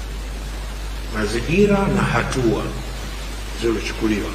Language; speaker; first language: Swahili; native; Swahili